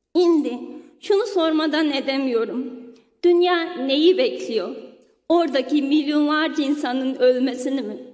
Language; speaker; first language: Turkish; non-native, fluent; Uyghur